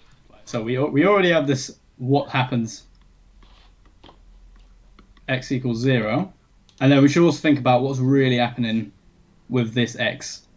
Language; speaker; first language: English; native; English